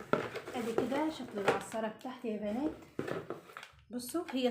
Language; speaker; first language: Arabic; native; Arabic